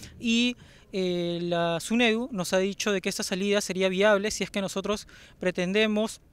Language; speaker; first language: Spanish; native; Spanish